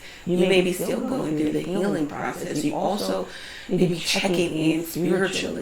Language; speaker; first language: English; native; English